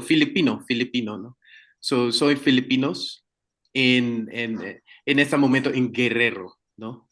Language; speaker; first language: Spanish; non-native, learner; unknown